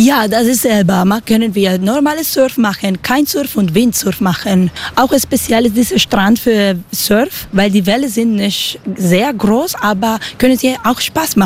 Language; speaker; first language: German; non-native, learner; Spanish